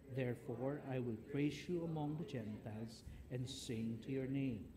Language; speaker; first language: English; non-native, local second language; Filipino